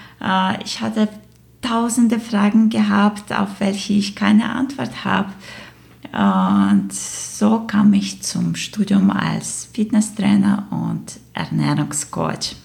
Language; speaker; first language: German; non-native, fluent; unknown